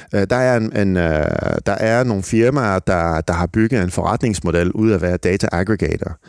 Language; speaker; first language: Danish; non-native, fluent; French